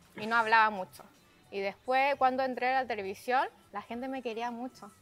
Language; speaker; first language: Spanish; non-native, fluent; Chinese